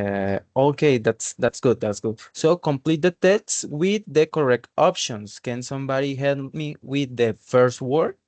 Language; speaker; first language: English; non-native, learner; Spanish